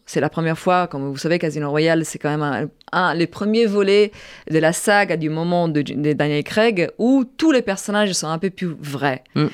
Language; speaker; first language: French; non-native, fluent; Italian